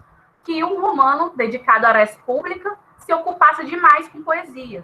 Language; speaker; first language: Portuguese; native; Portuguese